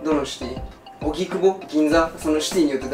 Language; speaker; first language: Japanese; native; Japanese